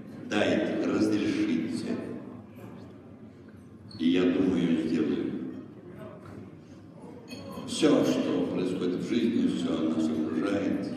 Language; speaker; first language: Russian; non-native, learner; Lithuanian